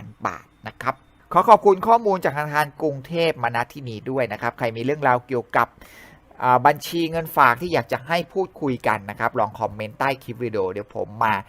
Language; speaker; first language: Thai; native; Thai